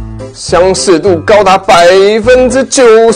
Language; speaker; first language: Chinese; native; Chinese